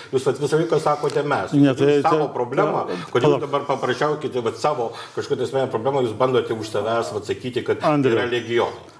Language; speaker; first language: Lithuanian; native; Lithuanian